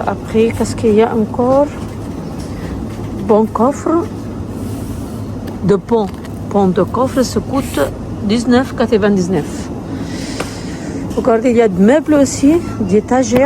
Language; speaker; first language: French; non-native, learner; Arabic